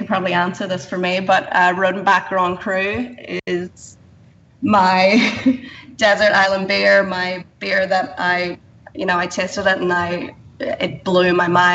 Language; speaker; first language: English; native; English